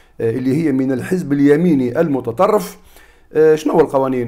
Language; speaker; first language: Arabic; native; Arabic